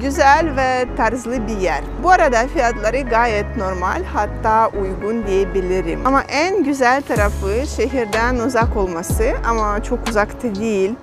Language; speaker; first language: Turkish; non-native, fluent; Russian